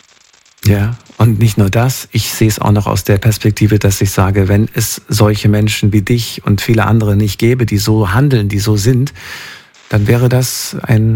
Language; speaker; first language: German; native; German